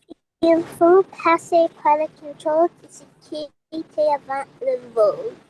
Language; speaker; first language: French; non-native, learner; English